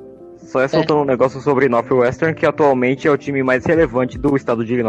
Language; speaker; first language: Portuguese; native; Portuguese